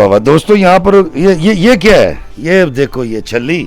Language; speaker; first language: Hindi; non-native, local second language; Punjabi